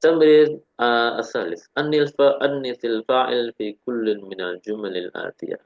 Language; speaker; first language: Arabic; non-native, fluent; Indonesian